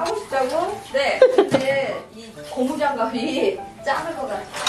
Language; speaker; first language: Korean; native; Korean